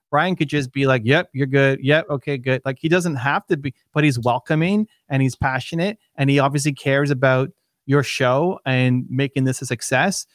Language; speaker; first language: English; native; English